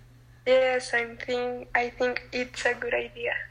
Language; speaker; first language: English; non-native, learner; Spanish